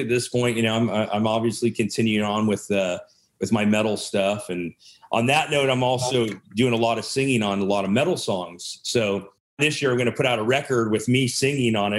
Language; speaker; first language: English; native; English